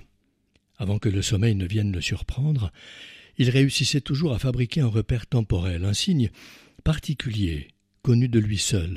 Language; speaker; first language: French; native; French